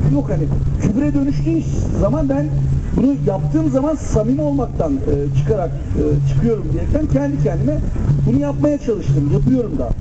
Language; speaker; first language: Turkish; native; Turkish